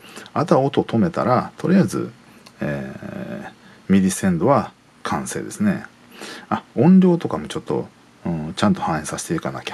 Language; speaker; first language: Japanese; native; Japanese